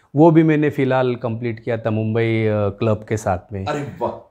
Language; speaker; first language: Hindi; non-native, local second language; Marathi